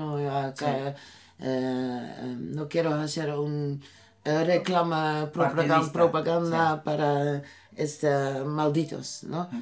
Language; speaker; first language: Spanish; non-native, learner; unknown